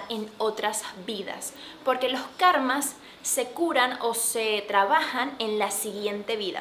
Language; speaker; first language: Spanish; native; Spanish